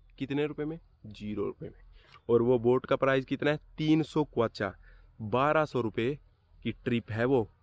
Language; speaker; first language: Hindi; native; Hindi